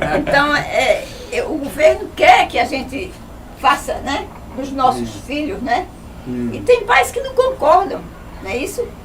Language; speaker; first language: Portuguese; native; Portuguese